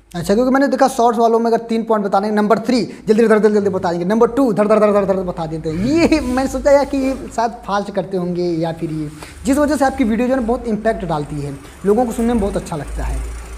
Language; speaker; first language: Hindi; native; Hindi